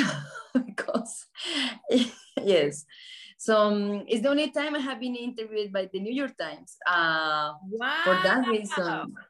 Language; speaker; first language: English; non-native, fluent; Spanish